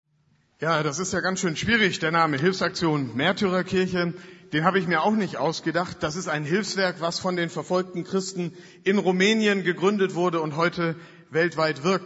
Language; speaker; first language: German; native; German